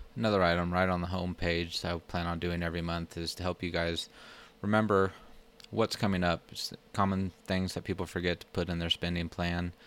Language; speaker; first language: English; native; English